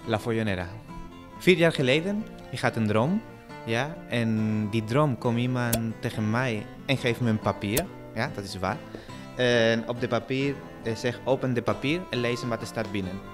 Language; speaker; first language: Dutch; non-native, learner; Spanish